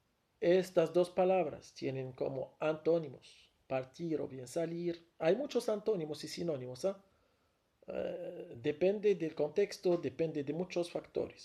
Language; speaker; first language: Spanish; non-native, fluent; Arabic